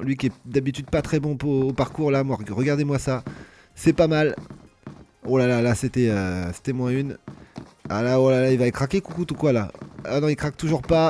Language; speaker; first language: French; native; French